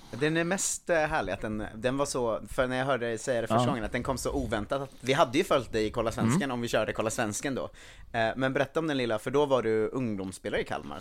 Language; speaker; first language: Swedish; native; Swedish